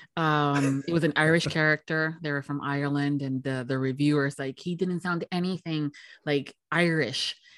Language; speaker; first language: English; native; English